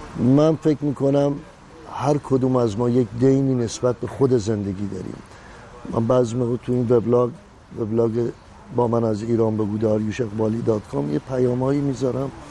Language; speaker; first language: Persian; native; Persian